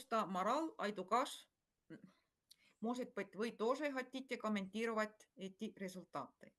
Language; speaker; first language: Russian; non-native, fluent; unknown